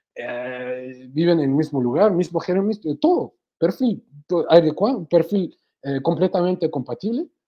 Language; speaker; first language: Spanish; non-native, fluent; Wolof